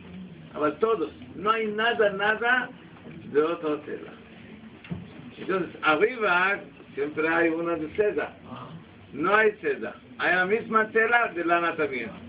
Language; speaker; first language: Spanish; non-native, learner; Hebrew